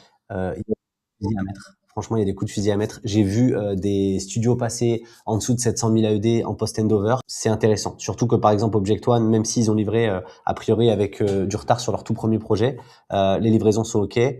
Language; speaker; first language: French; native; French